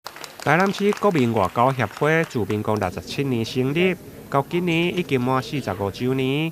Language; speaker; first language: Chinese; native; Chinese